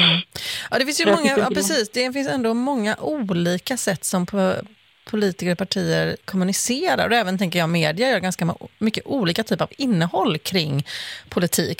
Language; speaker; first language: Swedish; native; Swedish